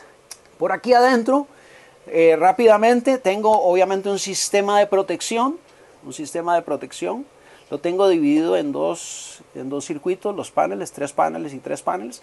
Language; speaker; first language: Spanish; native; Spanish